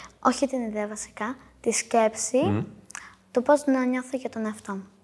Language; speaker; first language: Greek; native; Greek